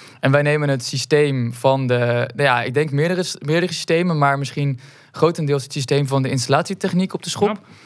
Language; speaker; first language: Dutch; native; Dutch